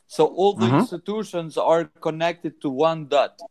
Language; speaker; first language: English; non-native, fluent; Albanian